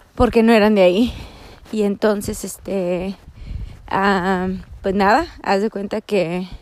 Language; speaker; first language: Spanish; native; Spanish